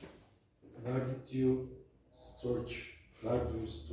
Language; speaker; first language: English; non-native, learner; Turkish